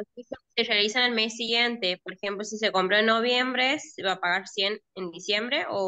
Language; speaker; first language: Spanish; native; Spanish